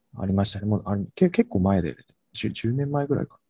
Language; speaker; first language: Japanese; native; Japanese